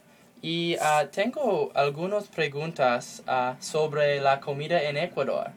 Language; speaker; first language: Spanish; non-native, learner; English